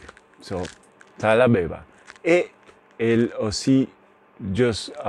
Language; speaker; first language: French; non-native, learner; Spanish